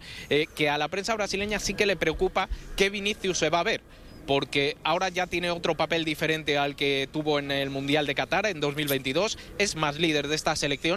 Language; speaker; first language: Spanish; native; Spanish